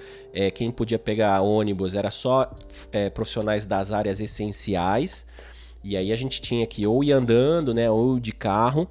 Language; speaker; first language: Portuguese; native; Portuguese